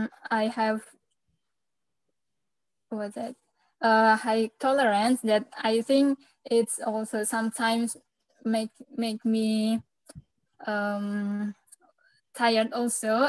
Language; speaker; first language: English; non-native, learner; Indonesian